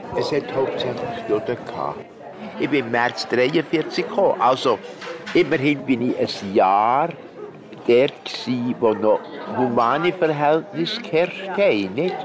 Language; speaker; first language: German; non-native, fluent; Hungarian